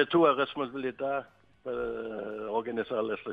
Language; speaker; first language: Italian; non-native, learner; Swedish